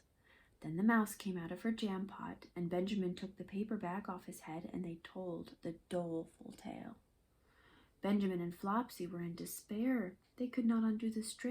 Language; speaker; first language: English; native; English